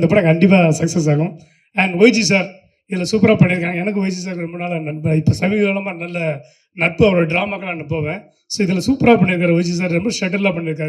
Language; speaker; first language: Tamil; native; Tamil